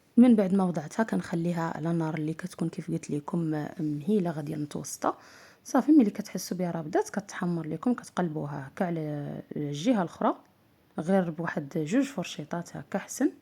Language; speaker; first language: Arabic; native; Arabic